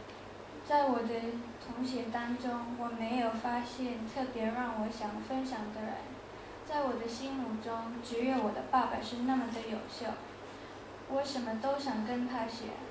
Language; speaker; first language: Chinese; non-native, learner; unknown